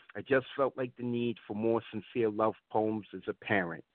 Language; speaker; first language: English; native; English